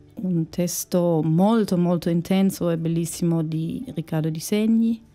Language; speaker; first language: Italian; non-native, fluent; German